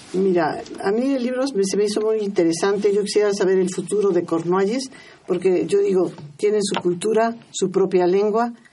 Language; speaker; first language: Spanish; native; Spanish